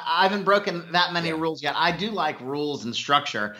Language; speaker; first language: English; native; English